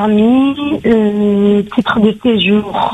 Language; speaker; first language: French; non-native, learner; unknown